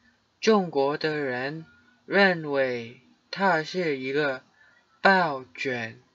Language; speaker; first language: Chinese; non-native, learner; English